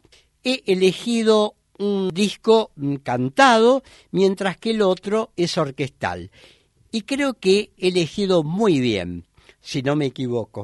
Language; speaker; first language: Spanish; native; Spanish